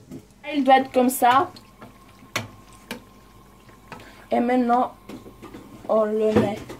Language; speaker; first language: French; non-native, learner; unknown